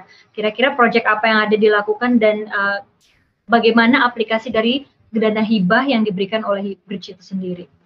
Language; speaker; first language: Indonesian; native; Indonesian